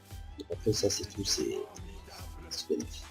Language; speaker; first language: French; native; French